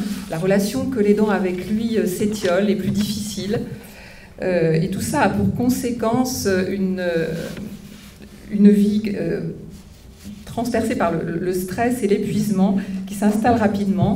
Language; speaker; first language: French; native; French